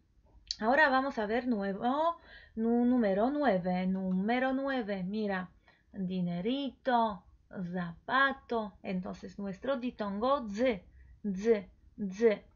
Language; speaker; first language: Spanish; non-native, fluent; Polish